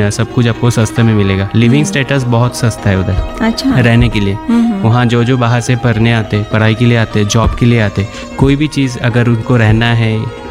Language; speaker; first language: Hindi; non-native, local second language; Bangla